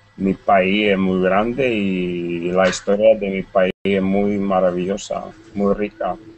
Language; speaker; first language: Spanish; non-native, learner; Russian